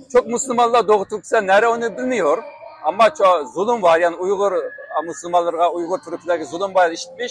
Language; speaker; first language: Turkish; non-native, learner; Uyghur